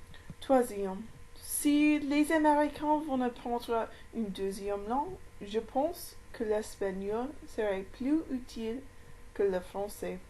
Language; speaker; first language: French; non-native, learner; English